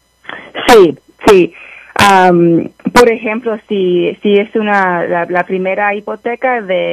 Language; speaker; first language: Spanish; early bilingual, heritage; Spanish